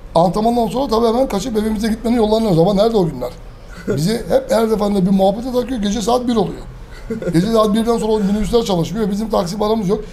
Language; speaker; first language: Turkish; early bilingual, heritage; Turkish